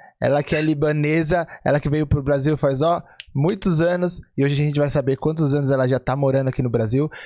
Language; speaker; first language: Portuguese; native; Portuguese